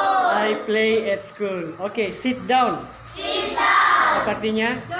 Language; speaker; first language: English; non-native, learner; Indonesian